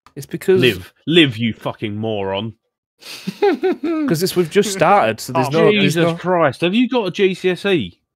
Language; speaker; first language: English; native; English